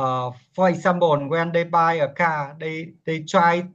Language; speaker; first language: English; non-native, learner; Vietnamese